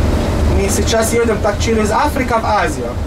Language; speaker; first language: Russian; non-native, learner; Arabic